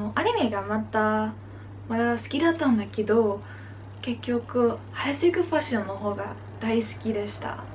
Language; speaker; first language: Japanese; non-native, learner; Dutch